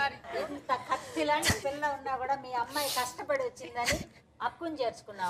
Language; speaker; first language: Telugu; native; Telugu